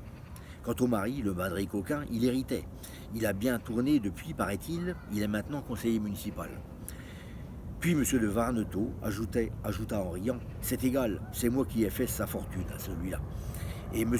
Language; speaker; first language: French; native; French